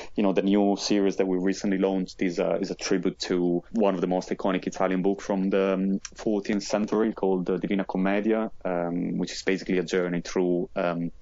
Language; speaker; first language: English; non-native, fluent; Italian